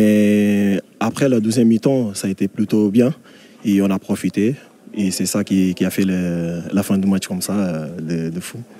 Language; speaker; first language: French; non-native, fluent; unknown